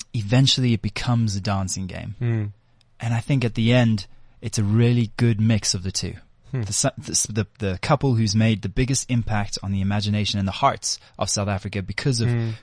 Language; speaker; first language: English; native; English